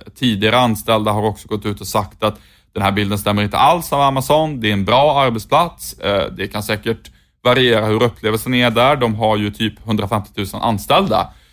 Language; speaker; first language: Swedish; native; Swedish